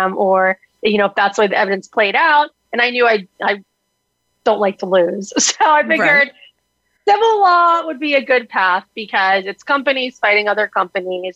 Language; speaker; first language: English; native; English